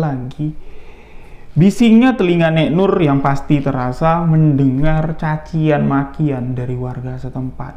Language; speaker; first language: Indonesian; native; Indonesian